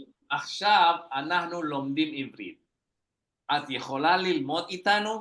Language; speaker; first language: Hebrew; non-native, fluent; Indonesian